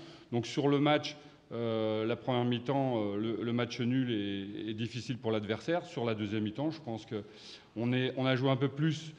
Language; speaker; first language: French; native; French